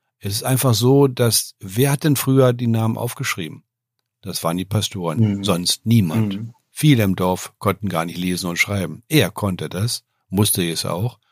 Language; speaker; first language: German; native; German